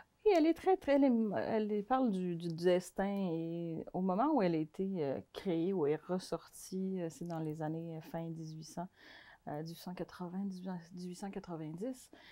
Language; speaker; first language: French; non-native, fluent; Portuguese